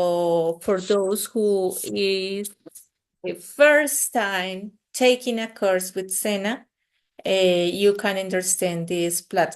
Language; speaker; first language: English; non-native, fluent; Spanish